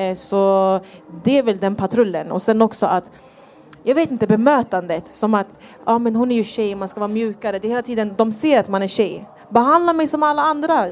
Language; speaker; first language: Swedish; early bilingual, other home language; Thai